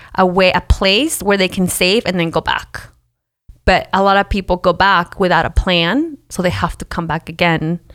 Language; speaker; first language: English; early bilingual, other home language; Spanish